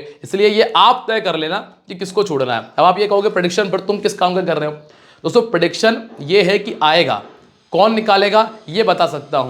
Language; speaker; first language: Hindi; native; Hindi